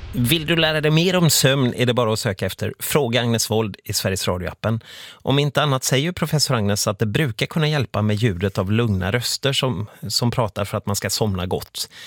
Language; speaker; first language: Swedish; native; Swedish